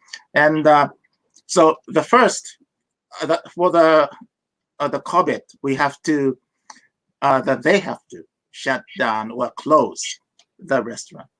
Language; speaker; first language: English; non-native, fluent; Japanese